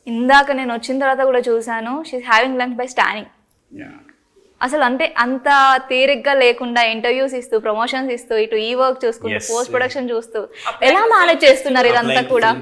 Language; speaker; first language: Telugu; native; Telugu